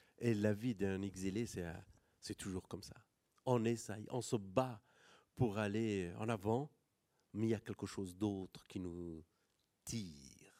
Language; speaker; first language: French; non-native, fluent; Persian